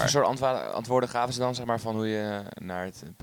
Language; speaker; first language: Dutch; native; Dutch